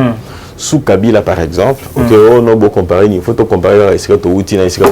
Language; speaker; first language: French; non-native, local second language; Lingala